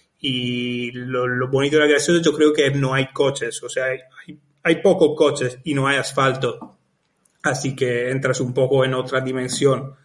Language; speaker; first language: Spanish; non-native, fluent; Italian